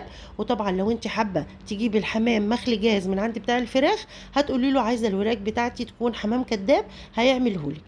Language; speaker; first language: Arabic; native; Arabic